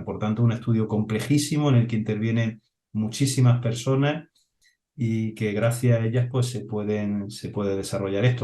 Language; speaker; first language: Spanish; native; Spanish